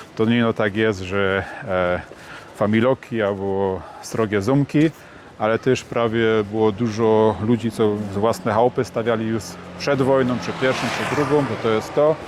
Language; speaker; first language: Polish; native; Polish